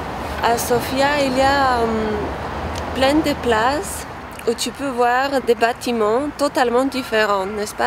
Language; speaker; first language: French; non-native, fluent; Bulgarian